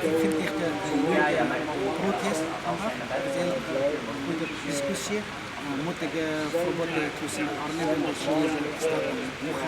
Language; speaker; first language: Dutch; non-native, learner; Uyghur